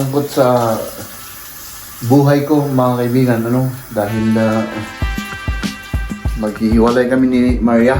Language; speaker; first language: Filipino; native; Filipino